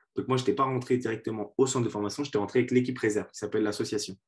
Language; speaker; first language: French; native; French